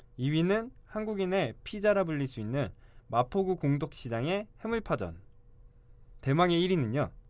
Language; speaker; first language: Korean; native; Korean